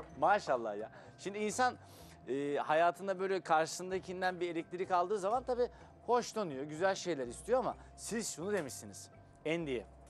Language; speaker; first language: Turkish; native; Turkish